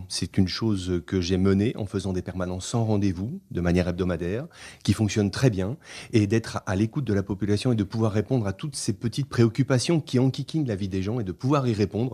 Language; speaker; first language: French; native; French